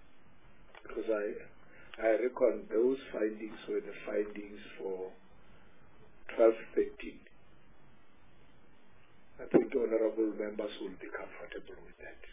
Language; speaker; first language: English; non-native, local second language; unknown